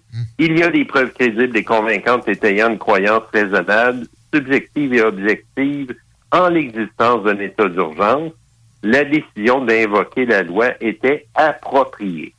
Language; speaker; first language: French; native; French